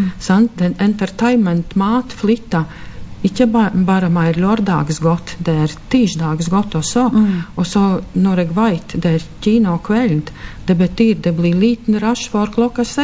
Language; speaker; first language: Norwegian; non-native, fluent; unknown